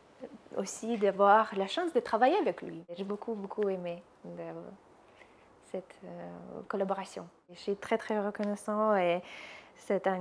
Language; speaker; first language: French; non-native, fluent; Russian